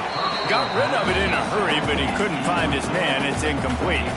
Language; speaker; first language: English; native; English